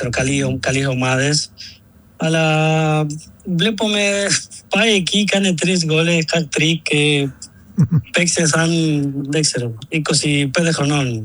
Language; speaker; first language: Greek; non-native, learner; Spanish